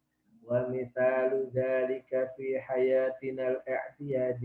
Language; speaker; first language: Arabic; non-native, fluent; Indonesian